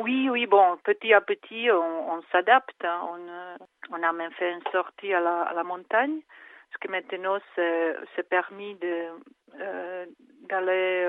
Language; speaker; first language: French; non-native, fluent; Czech